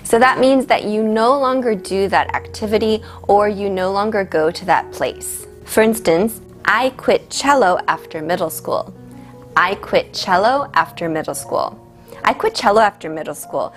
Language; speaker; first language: English; native; English